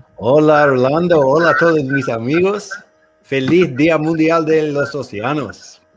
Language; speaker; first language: Spanish; non-native, learner; English